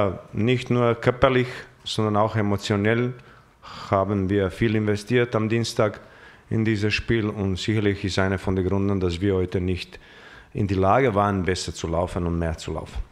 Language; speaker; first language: German; non-native, fluent; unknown